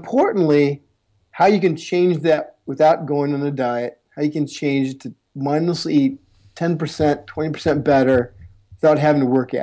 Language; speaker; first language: English; native; English